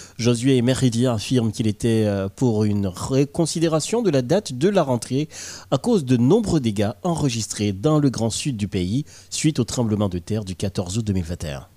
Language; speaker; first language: French; non-native, local second language; Haitian Creole